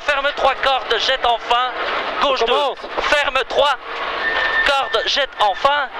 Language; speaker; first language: French; native; French